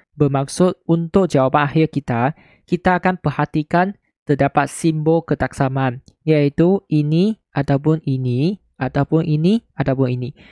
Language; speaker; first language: Malay; non-native, local second language; Chinese